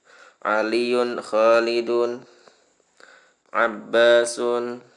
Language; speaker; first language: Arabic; non-native, fluent; Indonesian